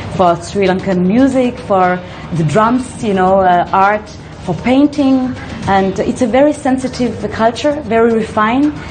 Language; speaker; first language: English; non-native, fluent; French